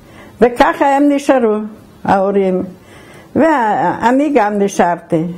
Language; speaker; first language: Hebrew; non-native, fluent; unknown